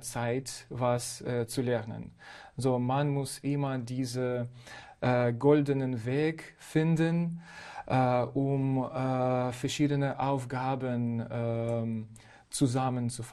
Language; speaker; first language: German; non-native, fluent; Ukrainian